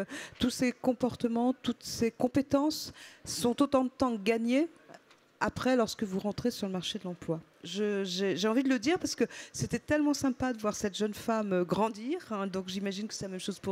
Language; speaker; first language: French; native; French